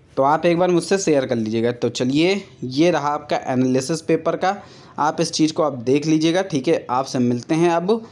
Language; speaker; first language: Hindi; native; Hindi